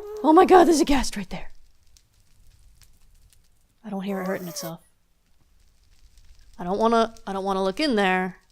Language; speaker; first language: English; native; English